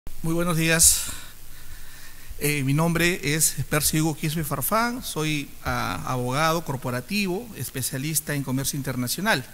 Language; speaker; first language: Spanish; native; Spanish